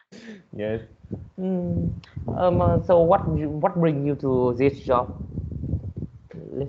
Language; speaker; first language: English; non-native, learner; Vietnamese